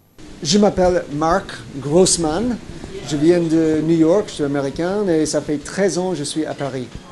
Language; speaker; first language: French; non-native, fluent; English